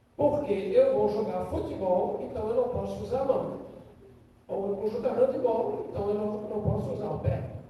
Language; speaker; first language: Portuguese; non-native, fluent; German